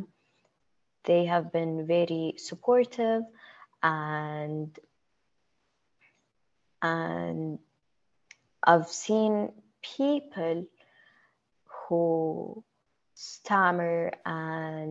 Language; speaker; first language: English; non-native, fluent; Arabic